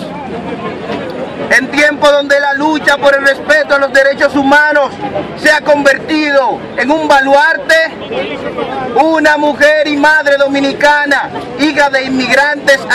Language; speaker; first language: Spanish; native; Spanish